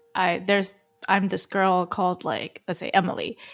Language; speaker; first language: English; early bilingual, other home language; Chinese